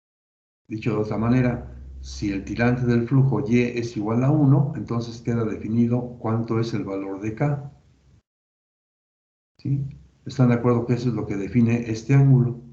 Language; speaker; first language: Spanish; native; Spanish